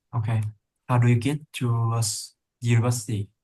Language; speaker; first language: English; non-native, learner; Vietnamese